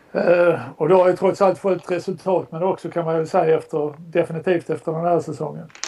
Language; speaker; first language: Swedish; native; Swedish